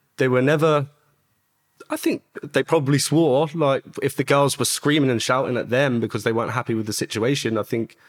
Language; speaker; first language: English; native; English